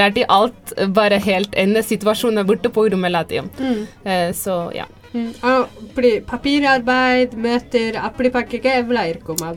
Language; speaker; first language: Norwegian; early bilingual, other home language; Tamil